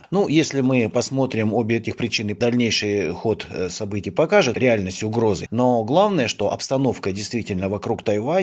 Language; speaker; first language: Russian; native; Russian